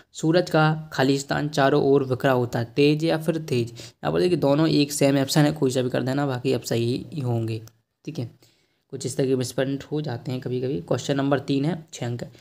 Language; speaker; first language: Hindi; native; Hindi